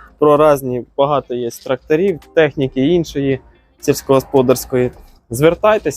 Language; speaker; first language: Ukrainian; native; Ukrainian